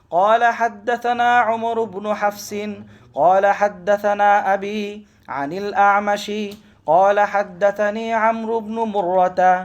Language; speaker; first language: Arabic; non-native, fluent; Bangla